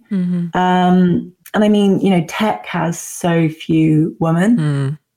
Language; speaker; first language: English; native; English